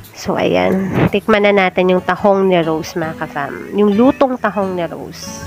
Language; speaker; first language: Filipino; non-native, local second language; Aklanon